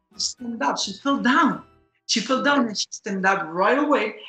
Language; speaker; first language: English; non-native, fluent; Spanish